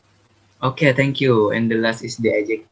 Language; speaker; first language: English; non-native, learner; Indonesian